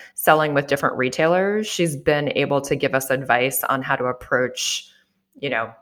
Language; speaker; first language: English; native; English